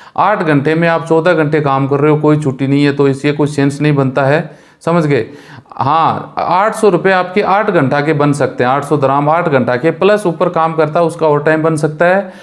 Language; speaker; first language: Hindi; native; Hindi